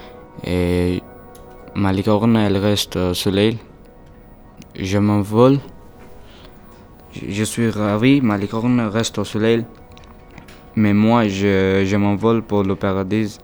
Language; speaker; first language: French; non-native, learner; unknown